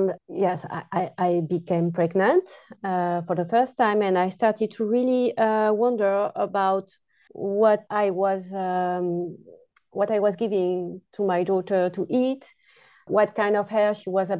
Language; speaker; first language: English; non-native, fluent; French